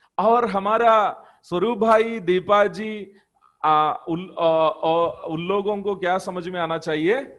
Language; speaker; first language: Hindi; non-native, local second language; Malayalam